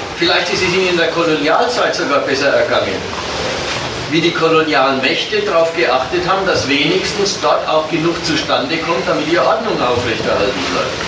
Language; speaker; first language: German; native; German